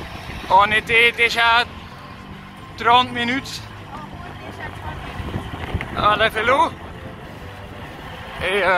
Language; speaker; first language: French; non-native, local second language; Dutch